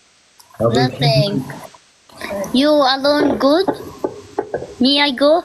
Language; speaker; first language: English; non-native, learner; Albanian